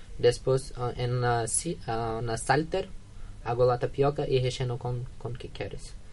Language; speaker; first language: Spanish; non-native, learner; Portuguese